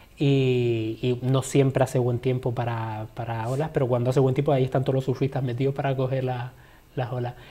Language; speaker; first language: Spanish; native; Spanish